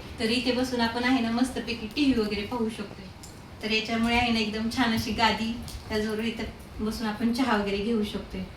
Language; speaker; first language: Marathi; native; Marathi